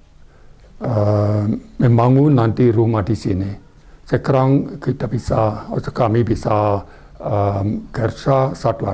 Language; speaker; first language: Indonesian; non-native, learner; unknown